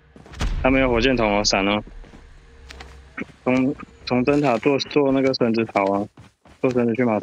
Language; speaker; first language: Chinese; native; Chinese